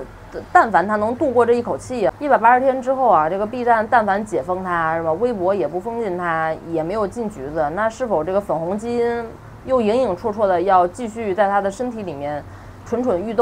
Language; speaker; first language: Chinese; native; Chinese